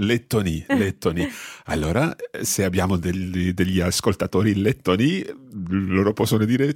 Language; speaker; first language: Italian; non-native, learner; English